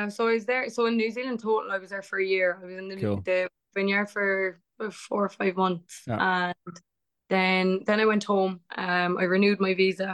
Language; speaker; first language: English; native; English